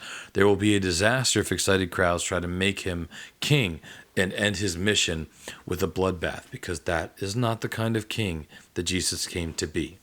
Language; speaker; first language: English; native; English